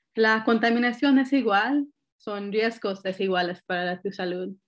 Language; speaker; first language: Spanish; early bilingual, heritage; Spanish